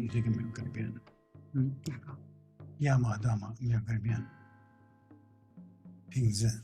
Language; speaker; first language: Chinese; non-native, fluent; English